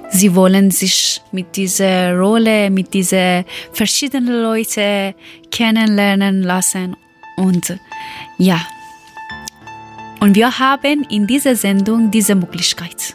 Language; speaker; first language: German; non-native, learner; Persian